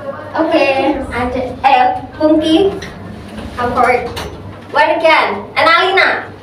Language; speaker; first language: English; non-native, learner; Indonesian